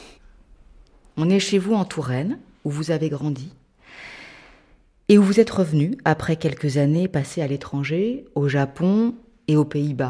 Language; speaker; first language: French; native; French